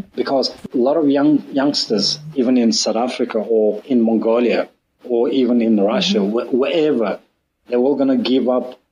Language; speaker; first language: English; non-native, learner; Mongolian